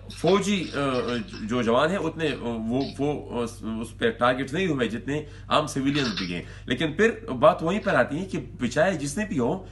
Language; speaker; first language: Urdu; non-native, local second language; Pashto